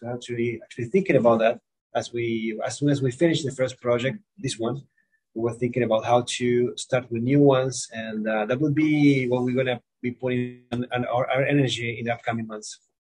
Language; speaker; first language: English; non-native, fluent; Spanish